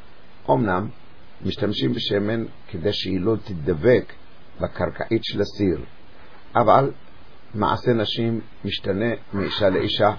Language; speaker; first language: Hebrew; native; Hebrew